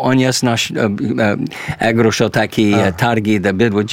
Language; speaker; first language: Polish; early bilingual, heritage; English